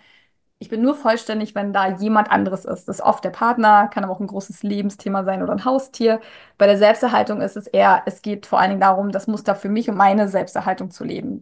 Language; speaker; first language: German; native; German